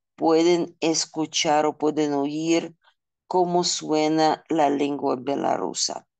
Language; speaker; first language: Spanish; non-native, fluent; Russian